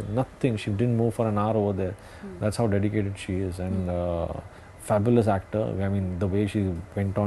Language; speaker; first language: English; non-native, local second language; Hindi